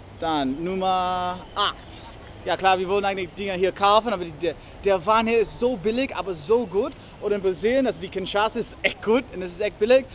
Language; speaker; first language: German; non-native, learner; English